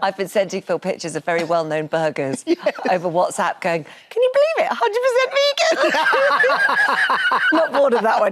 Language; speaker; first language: English; native; English